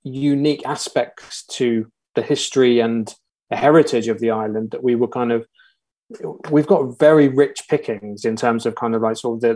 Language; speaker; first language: English; native; English